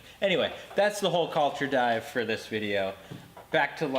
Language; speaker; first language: English; native; English